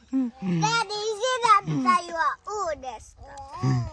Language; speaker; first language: Finnish; early bilingual, other home language; Kinyarwanda